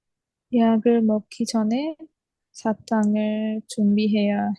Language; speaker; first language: Korean; non-native, learner; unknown